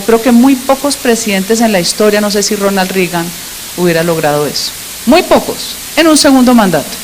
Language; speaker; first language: Spanish; native; Spanish